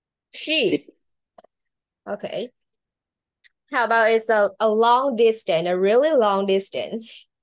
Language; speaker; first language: English; non-native, learner; Vietnamese